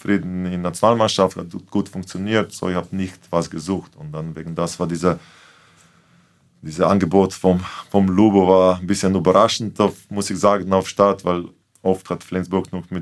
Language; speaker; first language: German; non-native, fluent; Slovenian